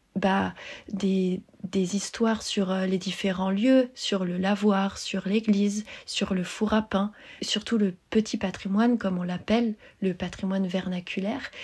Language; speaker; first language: French; native; French